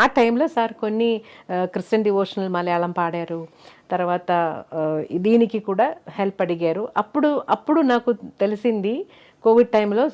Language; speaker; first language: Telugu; non-native, fluent; Malayalam